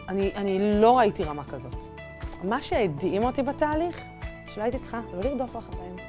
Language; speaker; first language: Hebrew; native; Hebrew